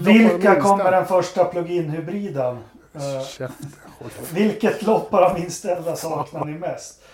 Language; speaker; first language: Swedish; native; Swedish